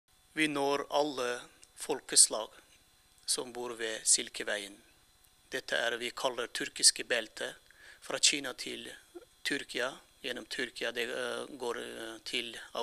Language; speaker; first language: Norwegian; non-native, fluent; Turkmen